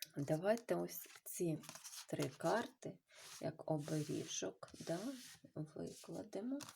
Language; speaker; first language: Ukrainian; non-native, local second language; Russian